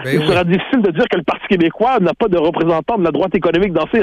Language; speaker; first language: French; native; French